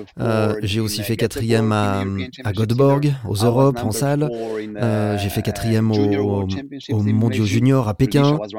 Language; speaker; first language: French; non-native, fluent; Polish